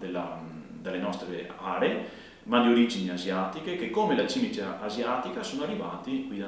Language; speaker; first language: Italian; native; Italian